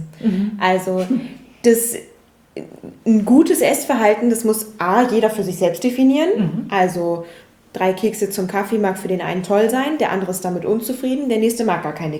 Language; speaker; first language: German; native; German